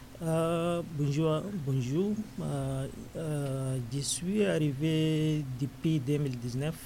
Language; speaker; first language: French; non-native, learner; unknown